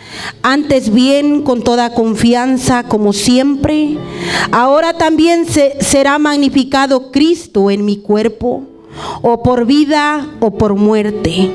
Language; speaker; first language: Spanish; native; Spanish